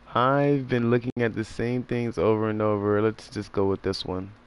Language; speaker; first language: English; native; English